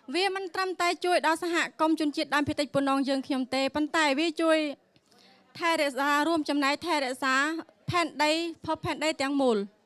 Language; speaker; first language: Khmer; non-native, local second language; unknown